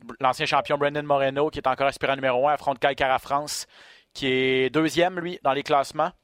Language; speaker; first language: French; native; French